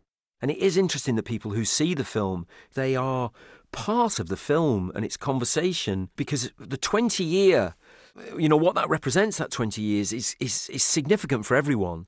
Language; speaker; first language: English; native; English